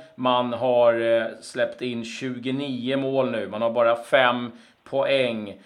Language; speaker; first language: Swedish; native; Swedish